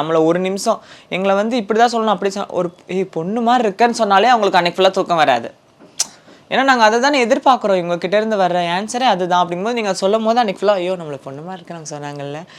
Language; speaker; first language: Tamil; native; Tamil